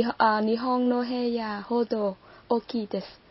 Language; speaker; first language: Japanese; non-native, learner; Vietnamese